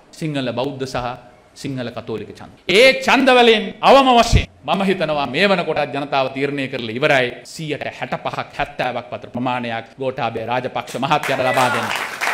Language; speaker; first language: Sinhala; native; Sinhala